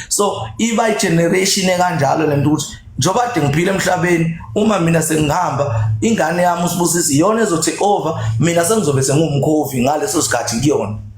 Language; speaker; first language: Zulu; native; Zulu